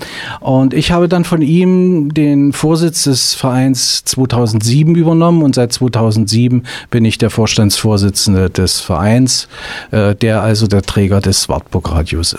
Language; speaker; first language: German; native; German